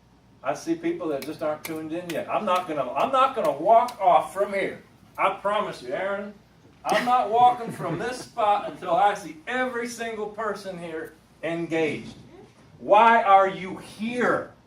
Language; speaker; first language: English; native; English